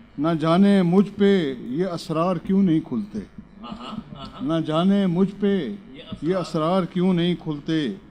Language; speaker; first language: Urdu; native; Urdu